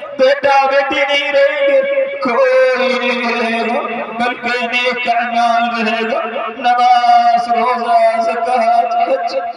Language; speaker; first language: Urdu; non-native, fluent; Bangla